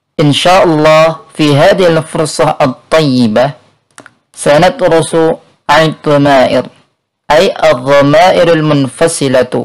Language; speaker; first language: Arabic; non-native, fluent; Indonesian